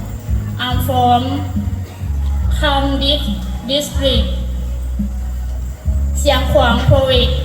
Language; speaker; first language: English; non-native, learner; Lao